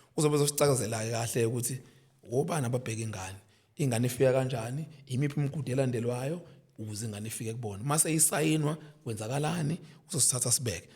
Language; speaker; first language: Zulu; native; Zulu